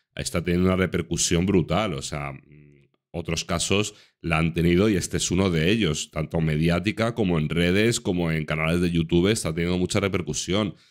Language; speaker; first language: Spanish; native; Spanish